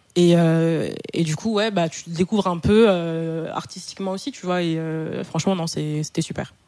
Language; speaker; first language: French; native; French